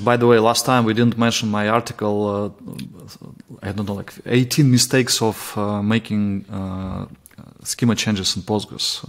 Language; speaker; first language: English; non-native, fluent; Russian